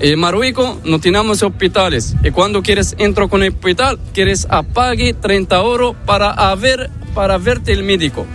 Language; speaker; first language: Spanish; non-native, learner; Arabic